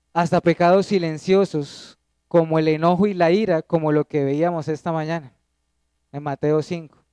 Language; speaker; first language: Spanish; native; Spanish